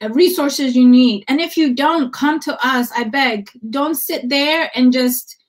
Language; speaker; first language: English; non-native, fluent; Amharic